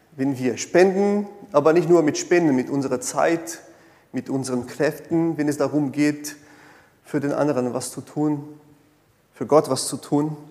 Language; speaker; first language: German; non-native, fluent; Portuguese